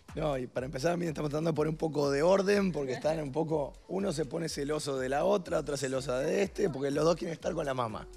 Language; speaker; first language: Spanish; native; Spanish